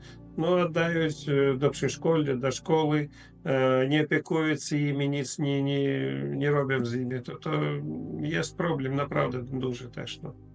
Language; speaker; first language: Polish; non-native, fluent; Russian